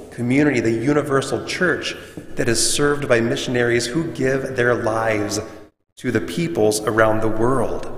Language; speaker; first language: English; native; English